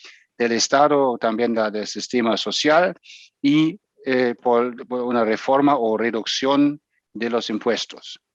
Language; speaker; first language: Spanish; non-native, fluent; German